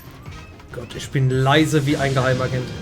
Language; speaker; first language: German; native; German